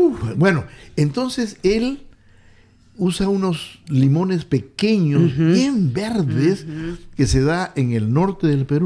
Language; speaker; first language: Spanish; native; Spanish